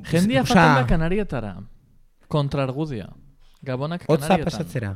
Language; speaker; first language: Basque; non-native, local second language; Spanish